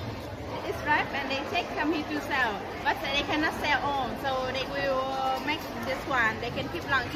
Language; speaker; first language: English; non-native, learner; Vietnamese